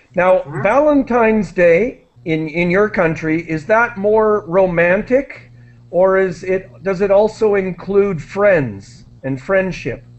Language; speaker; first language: English; native; English